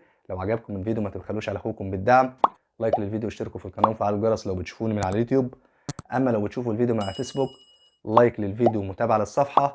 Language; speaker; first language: Arabic; native; Arabic